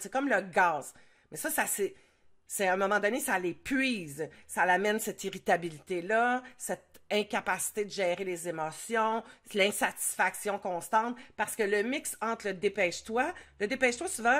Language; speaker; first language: French; native; French